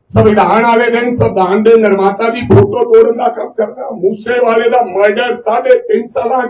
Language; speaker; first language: Hindi; non-native, local second language; Punjabi